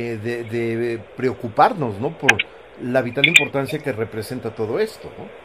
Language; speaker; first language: Spanish; native; Spanish